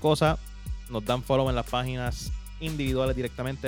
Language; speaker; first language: Spanish; native; Spanish